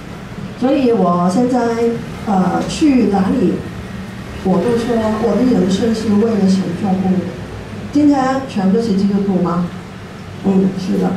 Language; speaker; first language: Chinese; non-native, local second language; Cantonese